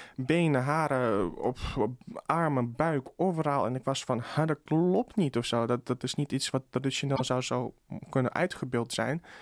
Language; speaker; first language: Dutch; early bilingual, other home language; Russian